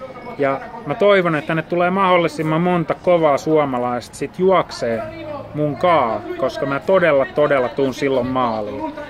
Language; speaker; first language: Finnish; native; Finnish